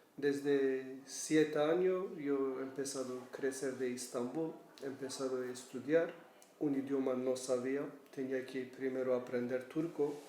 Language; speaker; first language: Spanish; non-native, learner; Kurdish